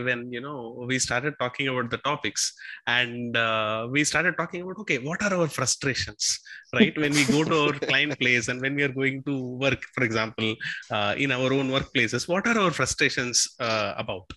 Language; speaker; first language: English; non-native, local second language; Tamil